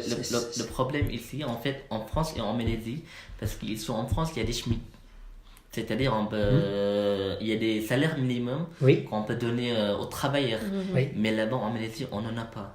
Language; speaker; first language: French; non-native, learner; Malay